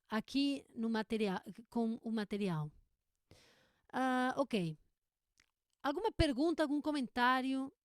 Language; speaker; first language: Portuguese; non-native, learner; Spanish